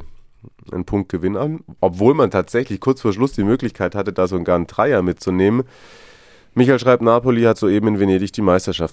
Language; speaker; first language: German; native; German